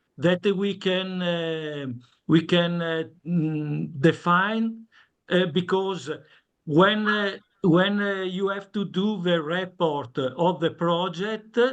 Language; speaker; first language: English; non-native, learner; Italian